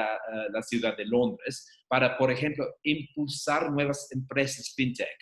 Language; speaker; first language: Spanish; non-native, fluent; English